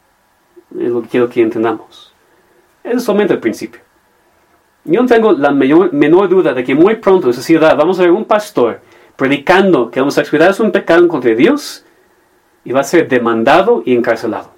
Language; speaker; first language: Spanish; non-native, fluent; English